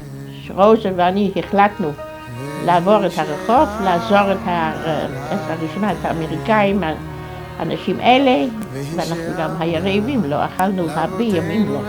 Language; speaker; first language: Hebrew; non-native, fluent; German